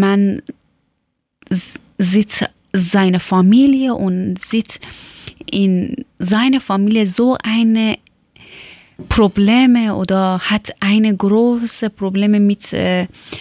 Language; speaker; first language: German; non-native, learner; Persian